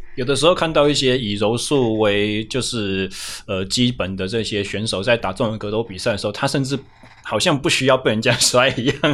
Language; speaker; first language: Chinese; native; Chinese